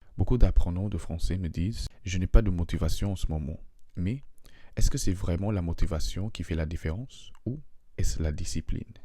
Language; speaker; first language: French; non-native, fluent; English